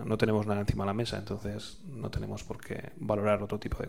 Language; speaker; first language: Spanish; native; Spanish